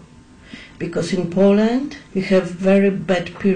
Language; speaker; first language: English; non-native, learner; Polish